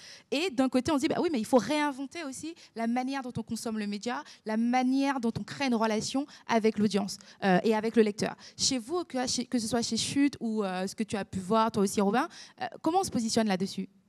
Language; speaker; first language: French; native; French